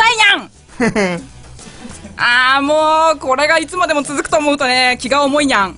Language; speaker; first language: Japanese; native; Japanese